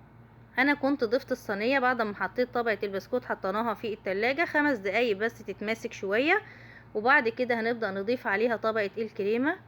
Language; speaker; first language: Arabic; native; Arabic